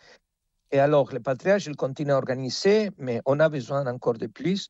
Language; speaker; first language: French; non-native, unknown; Spanish